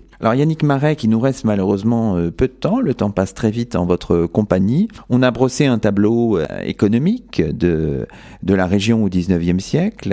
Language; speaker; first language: French; native; French